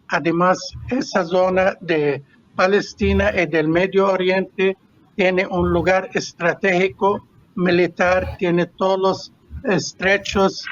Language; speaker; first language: Spanish; non-native, fluent; Arabic